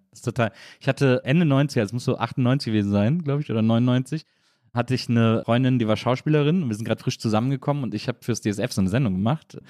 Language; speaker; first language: German; native; German